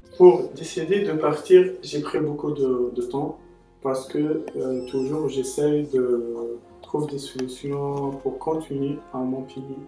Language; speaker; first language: French; non-native, local second language; Arabic